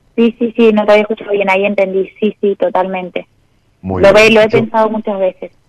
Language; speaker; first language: Spanish; native; Spanish